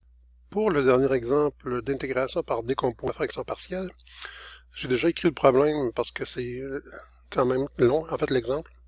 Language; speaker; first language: French; native; French